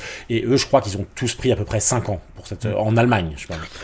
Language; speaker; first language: French; native; French